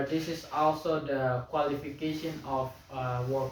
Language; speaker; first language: English; non-native, learner; Indonesian